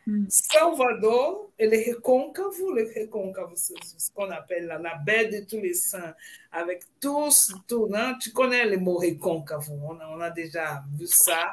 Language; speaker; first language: French; non-native, fluent; Portuguese